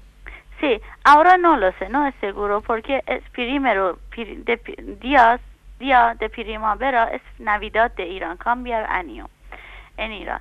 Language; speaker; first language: Spanish; non-native, learner; Persian